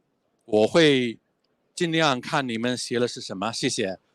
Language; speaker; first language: Chinese; non-native, fluent; English